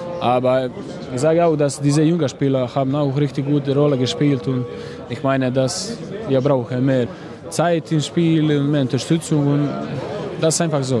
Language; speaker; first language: German; non-native, learner; Croatian